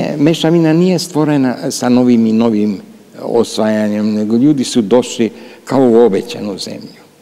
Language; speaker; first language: Croatian; non-native, local second language; Hungarian